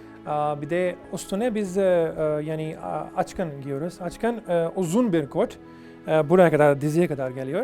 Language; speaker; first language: Turkish; non-native, fluent; Urdu